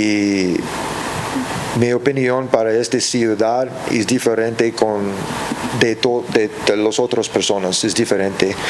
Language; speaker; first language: Spanish; early bilingual, heritage; English